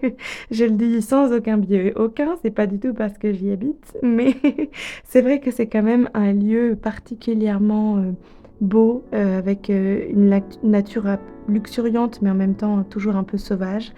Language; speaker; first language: French; native; French